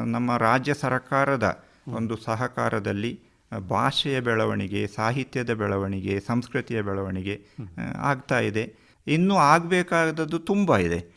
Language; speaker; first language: Kannada; non-native, local second language; Kodava